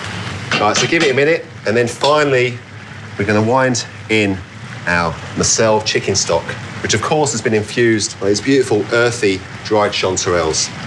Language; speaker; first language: English; native; English